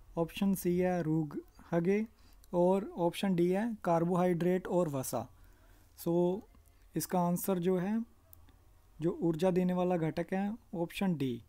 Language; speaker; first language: Hindi; non-native, local second language; Punjabi